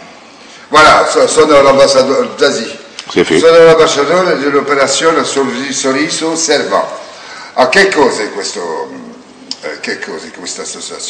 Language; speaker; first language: Italian; non-native, learner; French